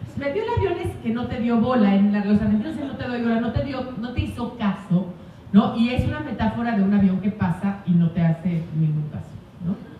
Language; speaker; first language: Spanish; native; Spanish